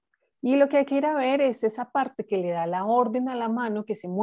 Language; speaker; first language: Spanish; native; Spanish